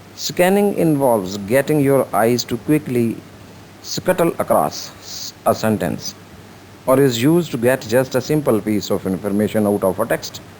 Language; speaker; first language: English; non-native, local second language; Urdu